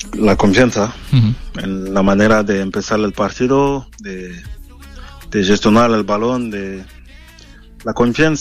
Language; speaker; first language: Spanish; non-native, fluent; French